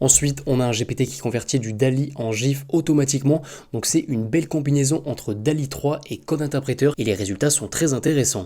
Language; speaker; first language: French; native; French